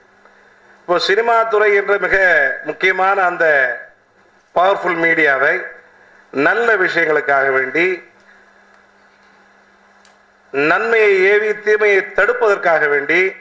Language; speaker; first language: Tamil; native; Tamil